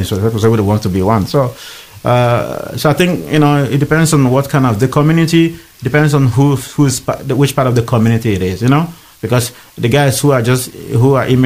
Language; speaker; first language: English; non-native, local second language; Igbo